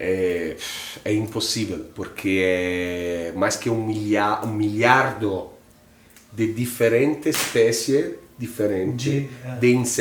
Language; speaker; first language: Portuguese; non-native, fluent; Italian